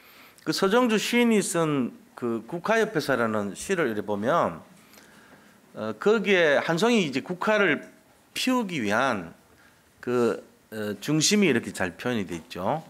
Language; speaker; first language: Korean; native; Korean